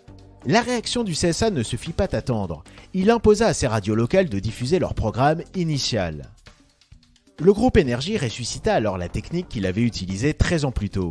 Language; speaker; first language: French; native; French